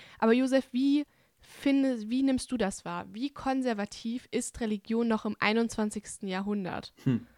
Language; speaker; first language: German; native; German